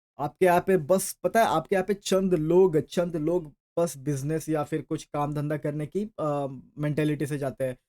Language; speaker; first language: Hindi; native; Hindi